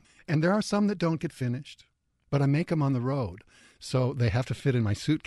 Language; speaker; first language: English; native; English